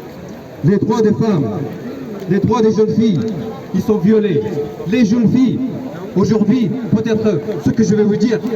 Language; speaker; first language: French; non-native, fluent; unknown